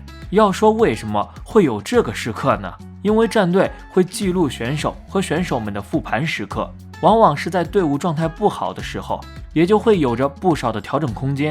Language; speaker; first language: Chinese; native; Chinese